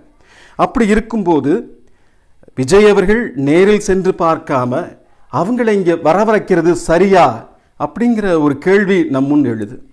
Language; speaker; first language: Tamil; native; Tamil